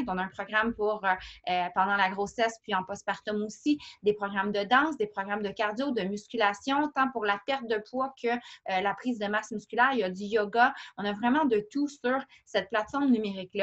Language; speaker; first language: French; native; French